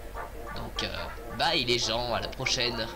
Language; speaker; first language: French; native; French